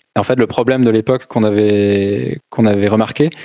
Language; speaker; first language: French; native; French